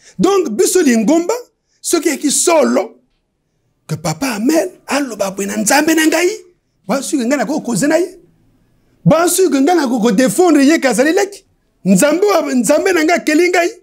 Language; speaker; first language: Lingala; native; Lingala